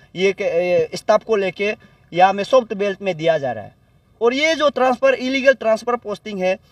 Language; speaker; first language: Hindi; non-native, local second language; Nyishi